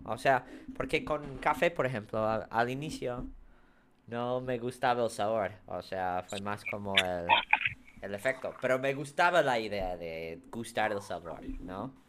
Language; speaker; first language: Spanish; native; Spanish